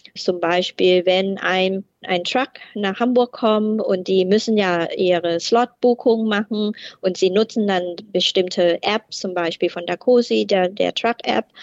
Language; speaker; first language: German; non-native, fluent; Thai